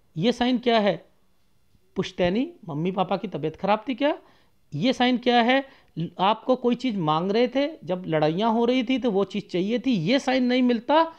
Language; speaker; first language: Hindi; native; Hindi